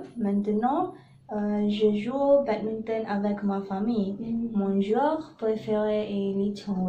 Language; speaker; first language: French; non-native, learner; Malay